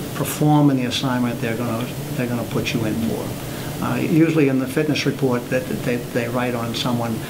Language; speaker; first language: English; native; English